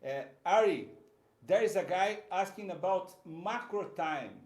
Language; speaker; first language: English; non-native, fluent; Portuguese